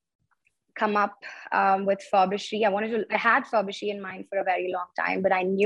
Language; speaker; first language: English; non-native, local second language; Tamil